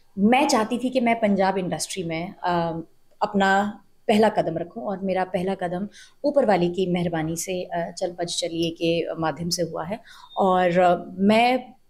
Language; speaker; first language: Hindi; native; Hindi